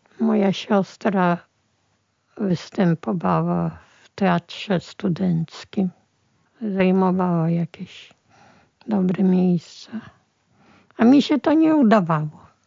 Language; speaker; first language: Polish; early bilingual, other home language; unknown